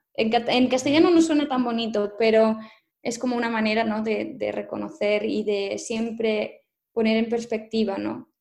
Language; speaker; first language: Spanish; native; Spanish